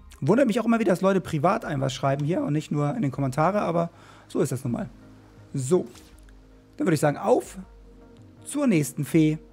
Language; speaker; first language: German; native; German